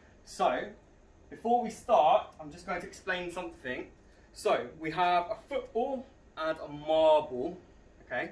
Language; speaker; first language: English; native; English